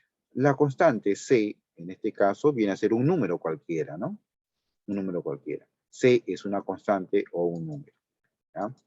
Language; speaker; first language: Spanish; native; Spanish